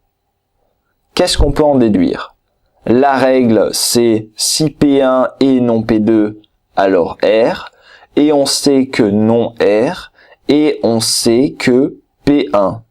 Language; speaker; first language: French; native; French